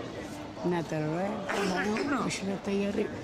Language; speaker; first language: Hebrew; non-native, fluent; Spanish